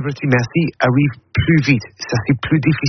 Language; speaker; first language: French; non-native, learner; English